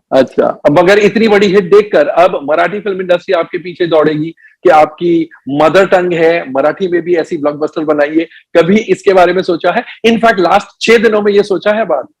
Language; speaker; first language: Hindi; native; Hindi